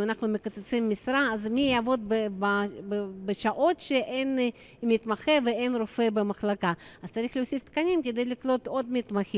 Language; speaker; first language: Hebrew; non-native, fluent; Russian